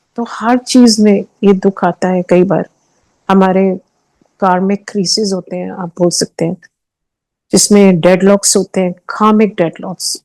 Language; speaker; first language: Hindi; early bilingual, heritage; Hindi